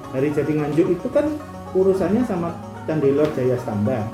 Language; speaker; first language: Indonesian; native; Indonesian